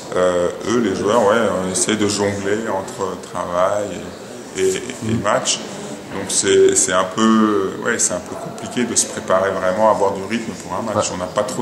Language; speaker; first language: French; native; French